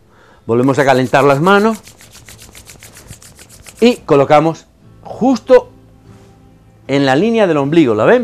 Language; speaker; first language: Spanish; native; Spanish